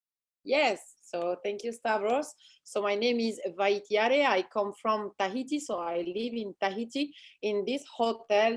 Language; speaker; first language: English; non-native, fluent; French